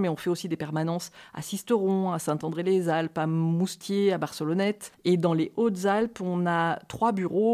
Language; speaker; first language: French; native; French